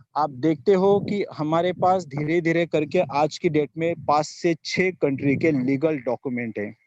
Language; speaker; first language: Hindi; non-native, local second language; Marathi